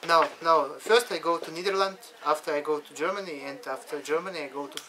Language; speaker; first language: English; non-native, learner; Ukrainian